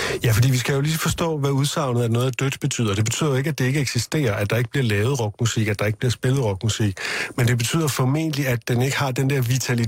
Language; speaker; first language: Danish; native; Danish